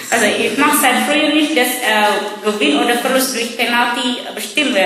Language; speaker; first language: German; non-native, learner; Indonesian